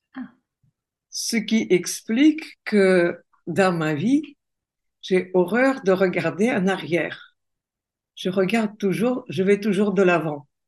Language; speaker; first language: French; non-native, fluent; Russian